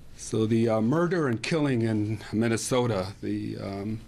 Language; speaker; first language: English; early bilingual, other home language; Spanish